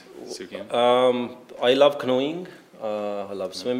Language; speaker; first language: English; non-native, local second language; Punjabi